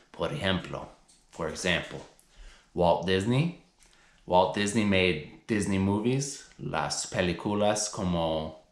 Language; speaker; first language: Spanish; non-native, fluent; English